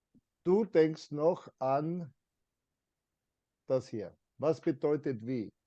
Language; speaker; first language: German; non-native, fluent; English